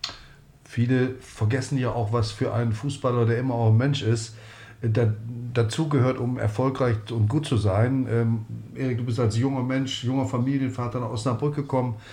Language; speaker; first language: German; native; German